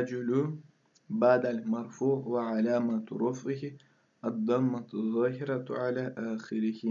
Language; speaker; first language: Arabic; non-native, fluent; Russian